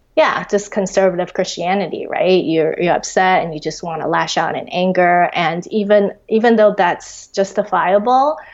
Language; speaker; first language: English; early bilingual, other home language; Chinese